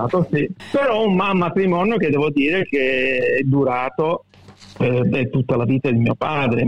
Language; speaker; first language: Italian; early bilingual, heritage; Italian